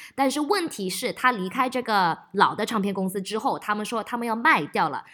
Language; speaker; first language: Chinese; early bilingual, heritage; Chinese